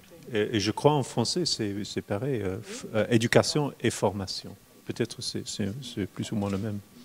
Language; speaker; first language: French; non-native, fluent; English